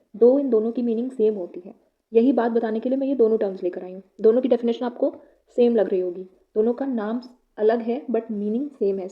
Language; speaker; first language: Hindi; native; Hindi